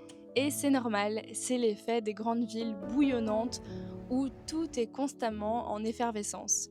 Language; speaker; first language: French; native; French